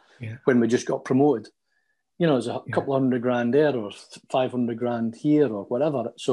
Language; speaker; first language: English; native; English